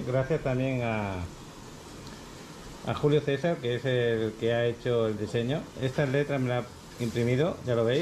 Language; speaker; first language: Spanish; native; Spanish